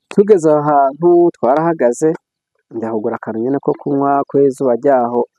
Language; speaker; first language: Kinyarwanda; early bilingual, heritage; Kinyarwanda